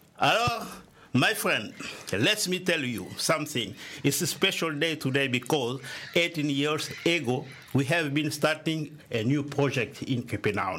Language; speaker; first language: English; non-native, learner; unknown